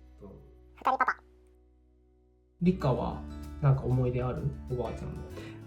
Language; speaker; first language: Japanese; native; Japanese